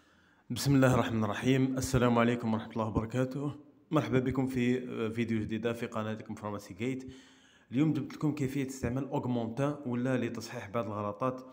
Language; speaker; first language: Arabic; native; Arabic